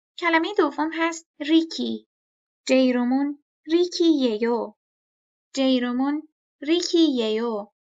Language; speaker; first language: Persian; native; Persian